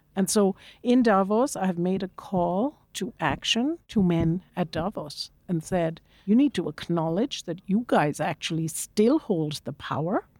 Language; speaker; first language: English; non-native, local second language; Bangla